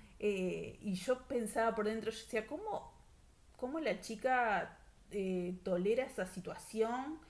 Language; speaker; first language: Spanish; native; Spanish